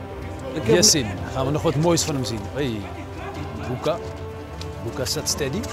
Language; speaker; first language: Dutch; native; Dutch